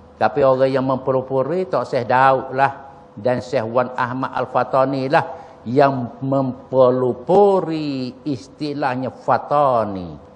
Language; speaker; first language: Malay; native; Malay